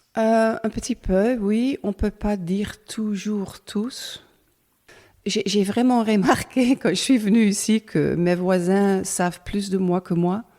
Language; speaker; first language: French; non-native, learner; Dutch